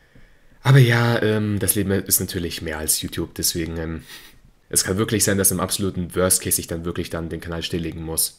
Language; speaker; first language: German; native; German